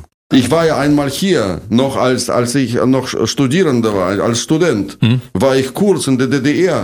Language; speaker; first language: German; non-native, fluent; Russian